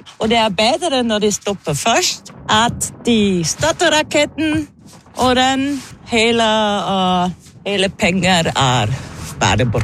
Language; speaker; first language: Norwegian; non-native, learner; German